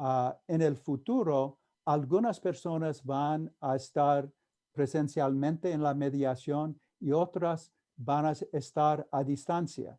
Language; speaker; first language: Spanish; non-native, fluent; English